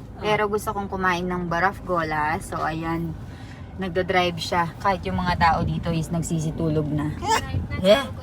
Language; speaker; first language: Filipino; non-native, local second language; Cebuano